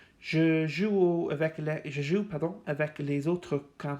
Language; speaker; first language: French; non-native, fluent; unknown